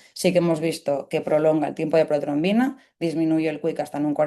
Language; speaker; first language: Spanish; native; Spanish